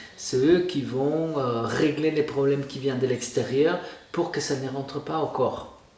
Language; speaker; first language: French; non-native, fluent; Spanish